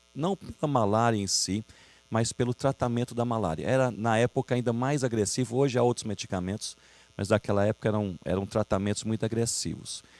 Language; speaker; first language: Portuguese; native; Portuguese